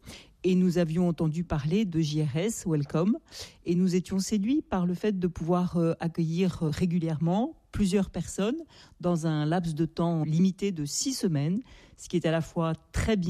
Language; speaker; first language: French; native; French